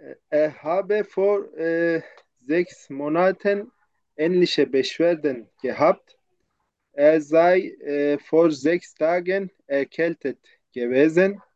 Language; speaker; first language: German; non-native, learner; Turkish